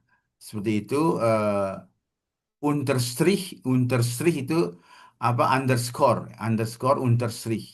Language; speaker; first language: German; non-native, fluent; Indonesian